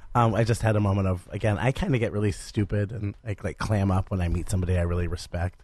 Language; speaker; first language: English; native; English